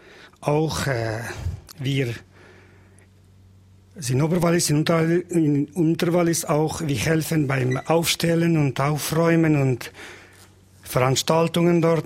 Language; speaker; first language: German; non-native, learner; Albanian